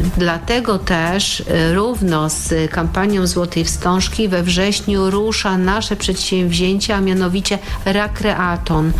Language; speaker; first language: Polish; native; Polish